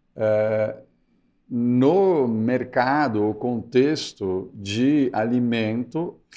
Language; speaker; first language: Portuguese; early bilingual, other home language; Spanish